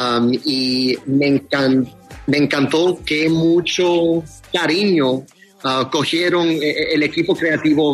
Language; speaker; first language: Spanish; early bilingual, heritage; Spanish